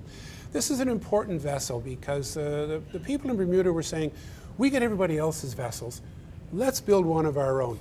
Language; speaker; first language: English; native; English